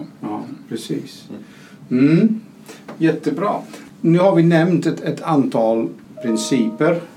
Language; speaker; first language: Swedish; non-native, fluent; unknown